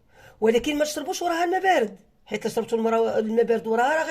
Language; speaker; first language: Arabic; native; Arabic